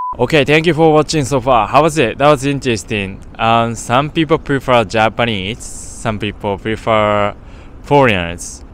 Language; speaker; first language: English; non-native, fluent; Japanese